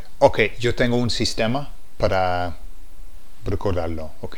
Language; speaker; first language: Spanish; non-native, fluent; English